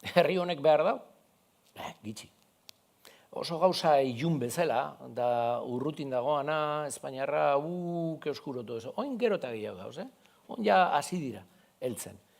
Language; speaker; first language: Basque; non-native, local second language; Spanish